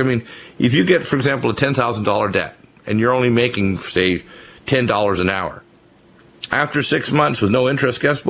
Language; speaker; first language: English; native; English